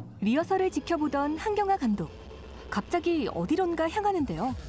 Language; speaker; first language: Korean; native; Korean